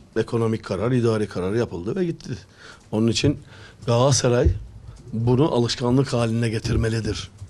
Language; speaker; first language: Turkish; native; Turkish